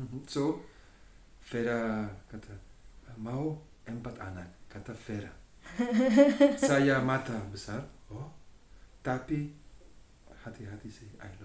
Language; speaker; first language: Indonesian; non-native, learner; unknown